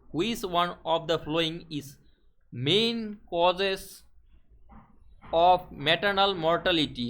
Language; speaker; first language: English; non-native, local second language; Bangla